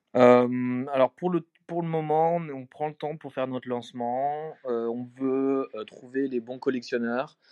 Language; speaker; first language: French; native; French